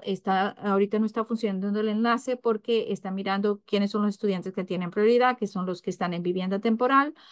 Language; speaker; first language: Spanish; early bilingual, heritage; English